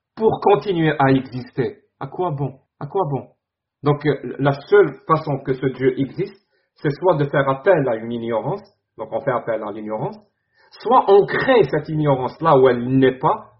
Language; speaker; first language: French; non-native, local second language; Arabic